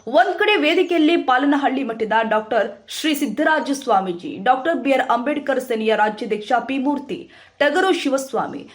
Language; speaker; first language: Kannada; native; Kannada